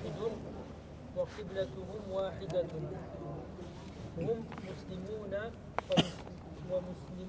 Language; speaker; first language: Arabic; non-native, learner; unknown